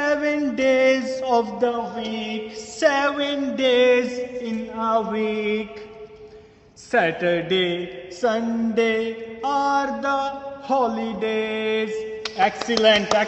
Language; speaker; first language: English; non-native, fluent; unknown